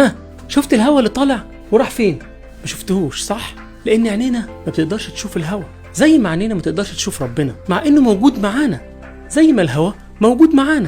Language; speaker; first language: Arabic; native; Arabic